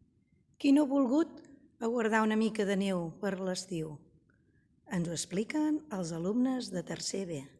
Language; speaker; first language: Catalan; native; Catalan